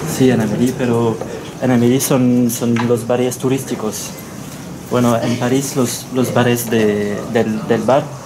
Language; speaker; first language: Spanish; non-native, learner; French